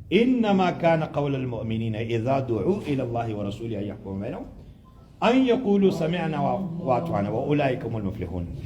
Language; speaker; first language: Urdu; non-native, local second language; Pashto